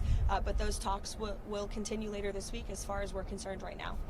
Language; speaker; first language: English; native; English